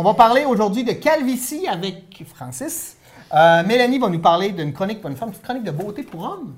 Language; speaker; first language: French; native; French